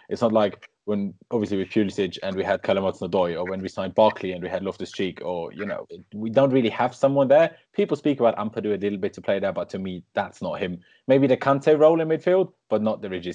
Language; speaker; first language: English; native; English